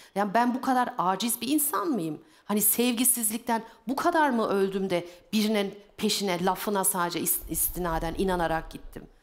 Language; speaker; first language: Turkish; early bilingual, heritage; Turkish